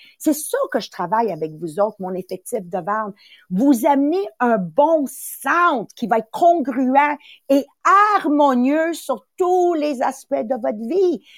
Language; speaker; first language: French; early bilingual, other home language; Italian